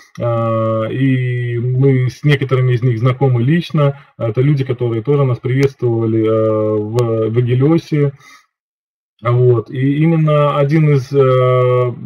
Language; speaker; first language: Russian; native; Russian